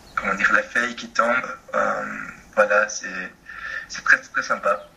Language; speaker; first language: French; non-native, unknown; Spanish